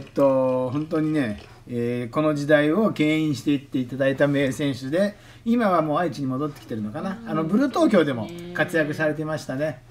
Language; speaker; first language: Japanese; native; Japanese